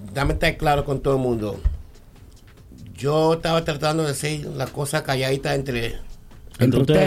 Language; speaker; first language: Spanish; early bilingual, heritage; Spanish